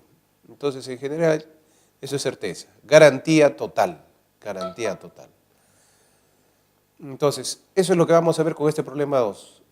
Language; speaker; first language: Spanish; native; Spanish